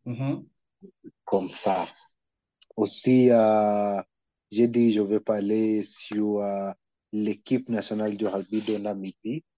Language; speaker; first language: French; non-native, learner; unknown